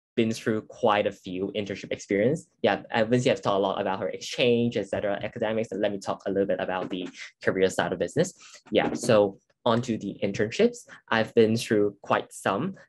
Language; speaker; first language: English; non-native, local second language; Cantonese